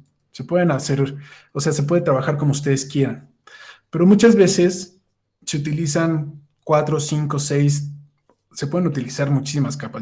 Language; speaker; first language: Spanish; native; Spanish